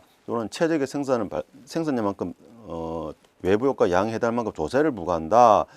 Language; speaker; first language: Korean; native; Korean